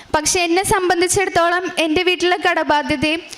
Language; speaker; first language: Malayalam; native; Malayalam